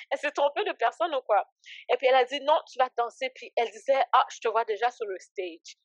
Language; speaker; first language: French; early bilingual, other home language; Haitian Creole